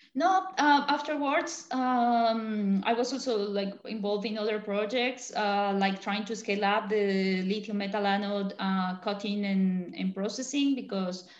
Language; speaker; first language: English; non-native, fluent; Spanish